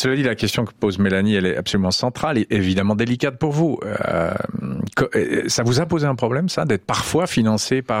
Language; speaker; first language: French; native; French